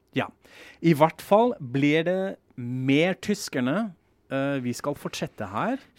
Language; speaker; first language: Norwegian; non-native, fluent; German